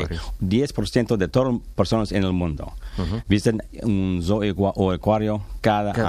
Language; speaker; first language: Spanish; non-native, learner; English